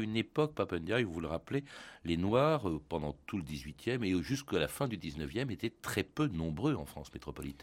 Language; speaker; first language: French; native; French